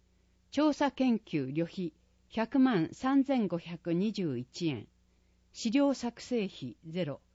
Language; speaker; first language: Japanese; native; Japanese